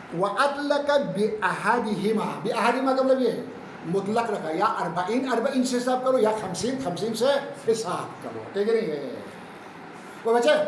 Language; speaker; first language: Urdu; non-native, local second language; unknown